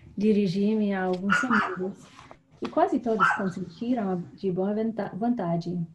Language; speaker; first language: Portuguese; non-native, fluent; English